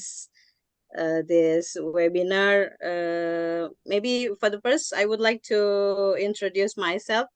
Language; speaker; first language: English; non-native, fluent; Indonesian